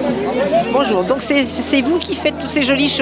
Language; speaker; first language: French; native; French